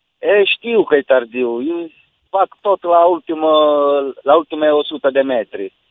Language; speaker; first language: Romanian; non-native, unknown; Italian